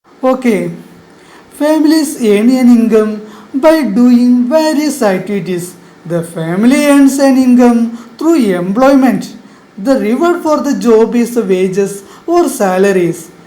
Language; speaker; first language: English; non-native, local second language; Malayalam